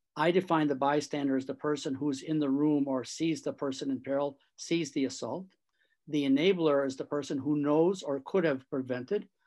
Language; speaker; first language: English; native; English